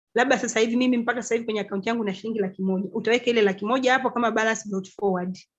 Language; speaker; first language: Swahili; native; Swahili